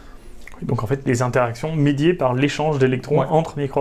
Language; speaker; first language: French; native; French